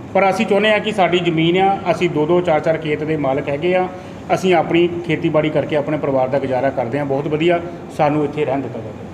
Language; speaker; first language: Punjabi; native; Punjabi